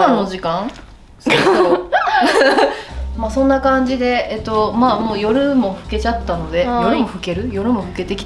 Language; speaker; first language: Japanese; native; Japanese